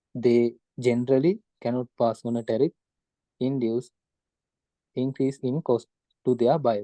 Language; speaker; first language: English; non-native, local second language; Sinhala